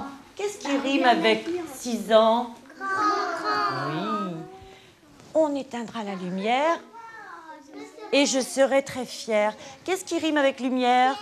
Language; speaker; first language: French; native; French